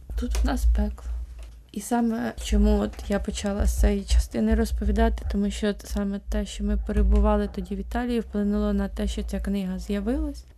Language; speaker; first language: Ukrainian; native; Ukrainian